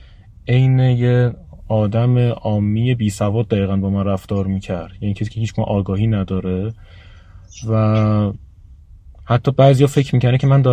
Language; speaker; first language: Persian; native; Persian